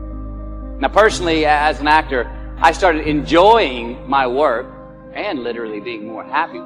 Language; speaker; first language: English; native; English